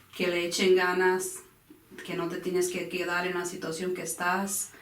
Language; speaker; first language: Spanish; early bilingual, heritage; Spanish